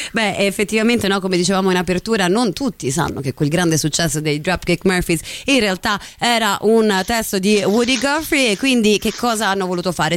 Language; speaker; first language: Italian; native; Italian